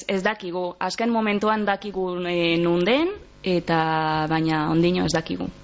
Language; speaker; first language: Basque; non-native, local second language; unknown